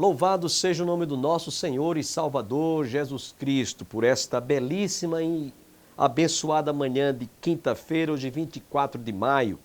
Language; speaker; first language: Portuguese; native; Portuguese